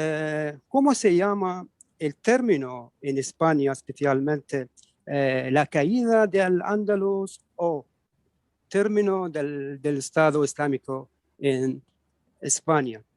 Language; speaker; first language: Spanish; non-native, learner; Arabic